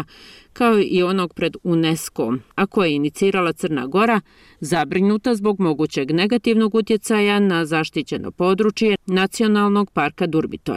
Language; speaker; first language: Croatian; native; Croatian